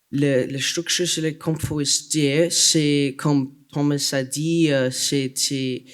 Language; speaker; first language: French; non-native, local second language; English